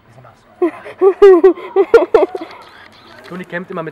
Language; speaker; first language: German; native; German